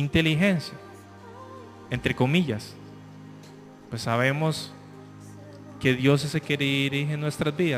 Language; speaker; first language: Spanish; native; Spanish